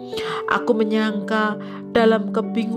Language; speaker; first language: Indonesian; native; Indonesian